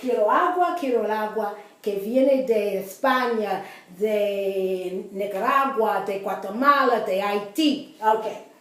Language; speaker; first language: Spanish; non-native, fluent; English